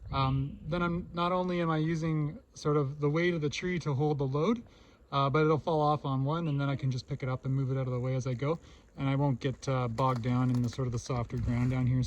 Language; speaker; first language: English; native; English